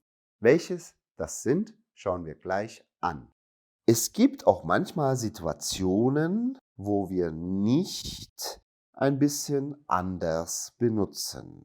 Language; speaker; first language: German; non-native, fluent; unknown